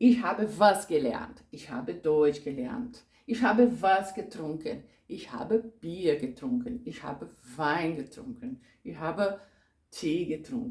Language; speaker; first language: German; non-native, fluent; Portuguese